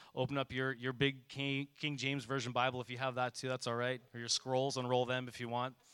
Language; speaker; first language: English; native; English